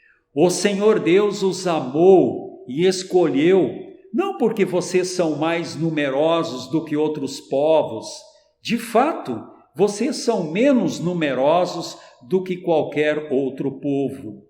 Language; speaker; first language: Portuguese; native; Portuguese